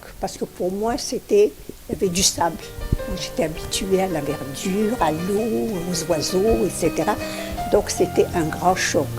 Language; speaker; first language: French; non-native, local second language; Arabic